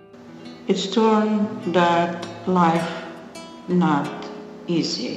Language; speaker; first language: English; non-native, learner; Russian